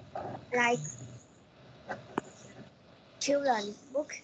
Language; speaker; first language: English; non-native, learner; Vietnamese